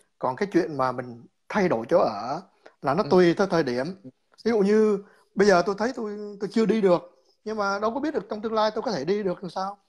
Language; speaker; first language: Vietnamese; native; Vietnamese